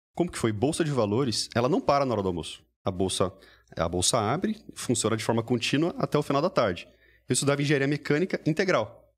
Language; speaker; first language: Portuguese; native; Portuguese